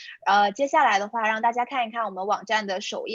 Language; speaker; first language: Chinese; native; Chinese